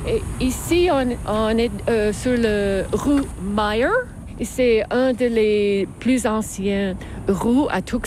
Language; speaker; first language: French; non-native, learner; English